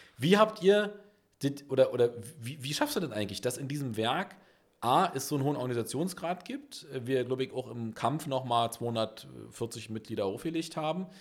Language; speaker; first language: German; native; German